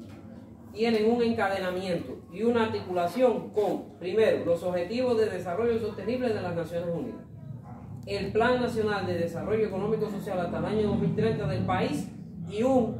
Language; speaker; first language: Spanish; native; Spanish